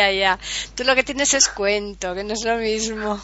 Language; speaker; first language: Spanish; native; Spanish